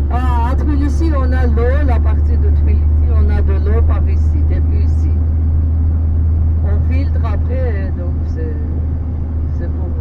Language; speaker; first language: French; non-native, fluent; Georgian